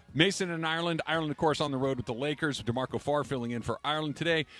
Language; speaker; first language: English; native; English